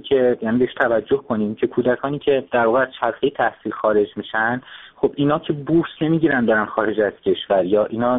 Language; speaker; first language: Persian; native; Persian